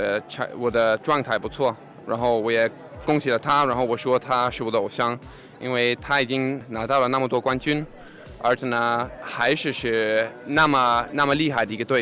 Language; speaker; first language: Chinese; non-native, fluent; Danish